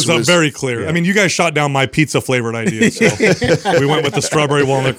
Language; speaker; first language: English; native; English